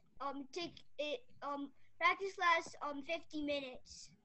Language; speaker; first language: English; native; English